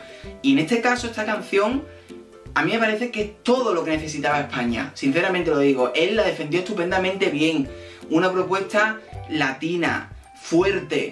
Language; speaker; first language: Spanish; native; Spanish